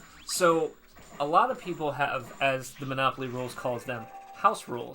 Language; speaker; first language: English; native; English